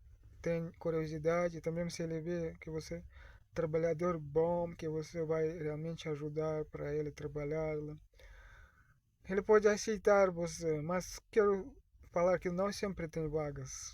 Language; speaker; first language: Portuguese; non-native, learner; Russian